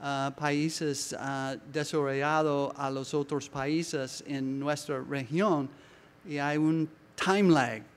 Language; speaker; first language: Spanish; non-native, learner; English